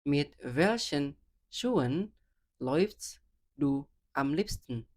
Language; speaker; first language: German; non-native, fluent; Indonesian